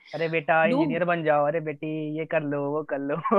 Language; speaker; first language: Hindi; native; Hindi